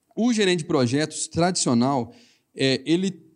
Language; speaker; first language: Portuguese; native; Portuguese